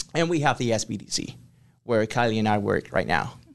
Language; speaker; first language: English; non-native, fluent; Spanish